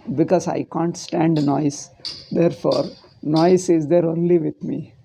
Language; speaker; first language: English; non-native, local second language; Kannada